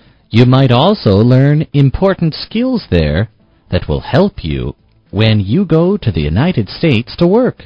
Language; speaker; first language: English; native; English